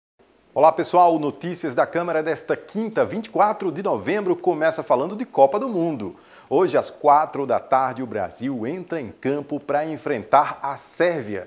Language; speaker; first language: Portuguese; native; Portuguese